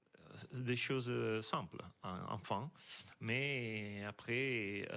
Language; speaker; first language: French; non-native, fluent; Italian